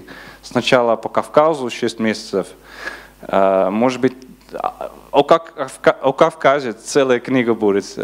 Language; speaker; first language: Russian; non-native, learner; Dutch